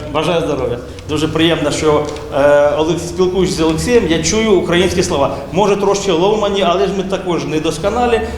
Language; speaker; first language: Ukrainian; native; Ukrainian